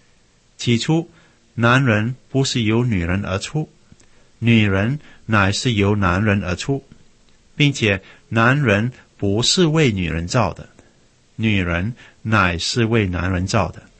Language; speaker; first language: Chinese; native; Chinese